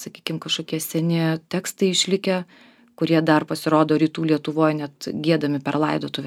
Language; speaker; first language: Lithuanian; native; Lithuanian